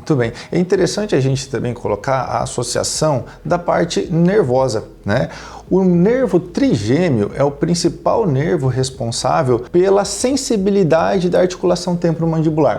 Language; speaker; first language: Portuguese; native; Portuguese